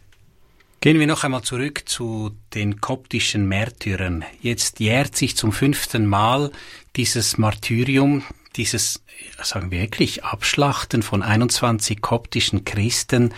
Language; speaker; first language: German; native; German